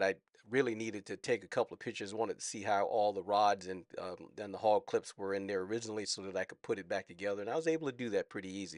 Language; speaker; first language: English; native; English